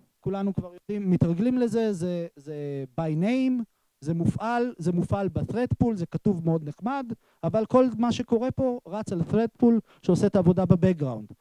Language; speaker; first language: Hebrew; native; Hebrew